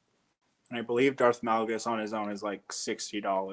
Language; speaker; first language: English; native; English